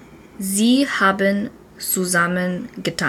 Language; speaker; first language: German; non-native, learner; English